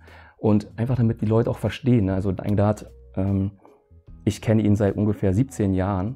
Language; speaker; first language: German; early bilingual, other home language; Vietnamese